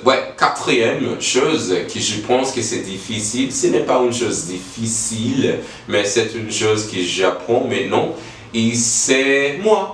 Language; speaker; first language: French; non-native, learner; English